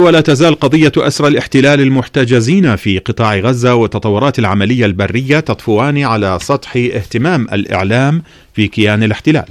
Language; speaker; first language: Arabic; native; Arabic